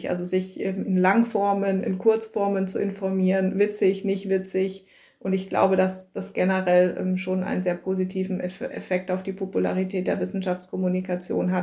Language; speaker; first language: German; native; German